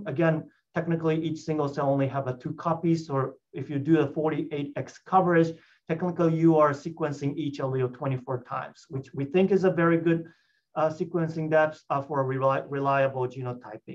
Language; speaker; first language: English; non-native, fluent; Japanese